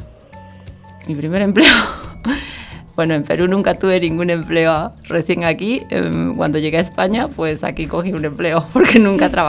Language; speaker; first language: Spanish; native; Spanish